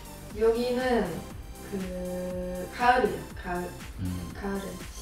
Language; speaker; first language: Korean; non-native, fluent; Swedish